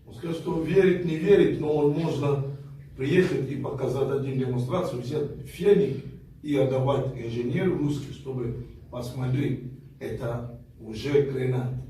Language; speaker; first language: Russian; non-native, fluent; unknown